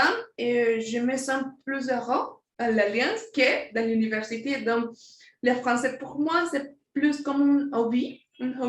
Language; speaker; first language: French; non-native, fluent; Spanish